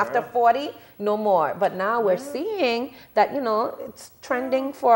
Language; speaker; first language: English; native; English